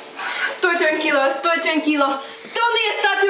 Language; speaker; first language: Spanish; non-native, learner; English